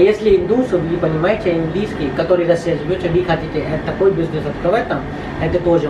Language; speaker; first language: Russian; non-native, learner; Hindi